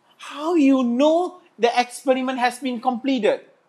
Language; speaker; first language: English; non-native, local second language; Malay